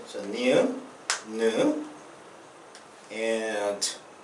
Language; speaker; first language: English; non-native, fluent; Korean